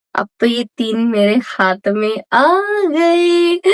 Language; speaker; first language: Hindi; non-native, local second language; Marathi